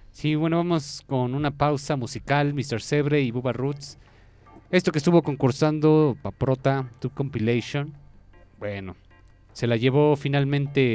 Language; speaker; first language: Spanish; native; Spanish